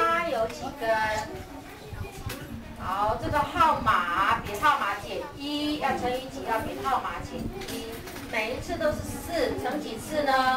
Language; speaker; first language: Chinese; native; Chinese